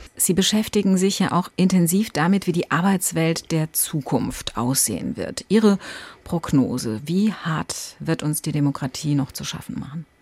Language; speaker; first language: German; native; German